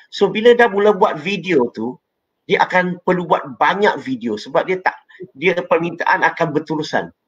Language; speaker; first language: Malay; non-native, local second language; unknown